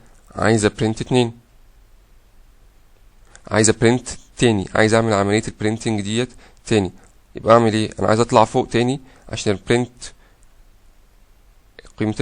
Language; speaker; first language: Arabic; native; Arabic